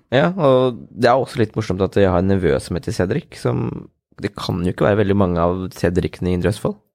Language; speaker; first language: Norwegian; native; Norwegian